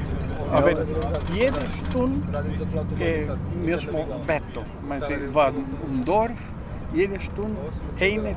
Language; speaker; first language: German; early bilingual, heritage; German